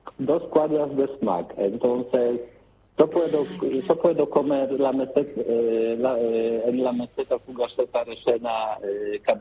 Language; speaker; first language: Spanish; non-native, learner; Polish